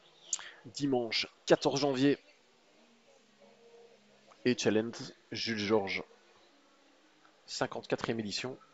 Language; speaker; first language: French; native; French